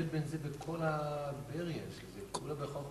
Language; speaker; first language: Hebrew; non-native, fluent; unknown